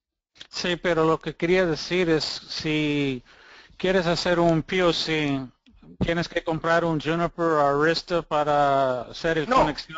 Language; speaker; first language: Spanish; non-native, fluent; English